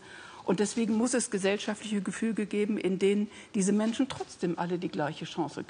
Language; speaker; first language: German; native; German